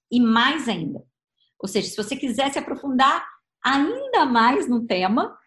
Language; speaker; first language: Portuguese; native; Portuguese